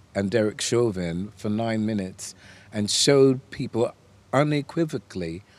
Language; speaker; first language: English; native; English